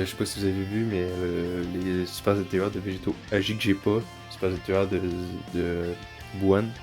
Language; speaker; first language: French; native; French